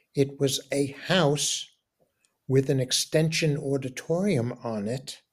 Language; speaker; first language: English; native; English